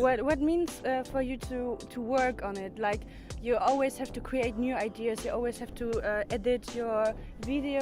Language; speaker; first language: English; non-native, fluent; German